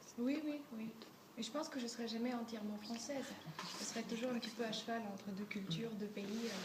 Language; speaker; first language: French; non-native, fluent; Bulgarian